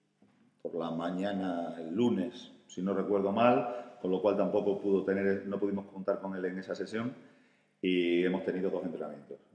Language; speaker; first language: Spanish; native; Spanish